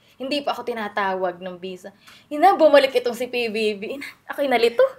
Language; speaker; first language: Filipino; native; Filipino